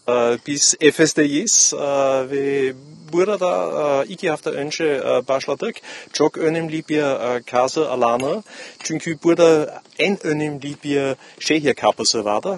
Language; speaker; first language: Turkish; non-native, fluent; German